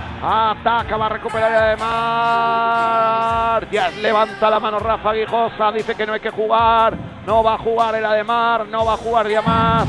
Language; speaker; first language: Spanish; native; Spanish